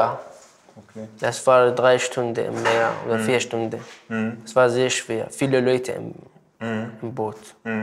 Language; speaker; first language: German; non-native, learner; Arabic